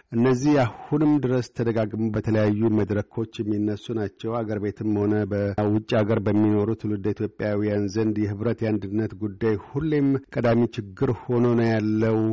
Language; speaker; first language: Amharic; native; Amharic